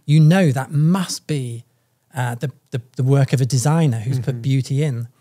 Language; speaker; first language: English; native; English